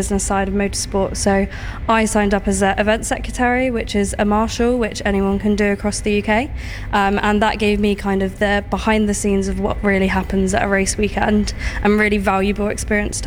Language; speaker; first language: English; native; English